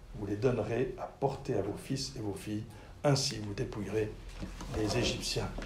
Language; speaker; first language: French; native; French